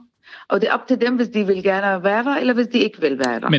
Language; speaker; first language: Danish; non-native, learner; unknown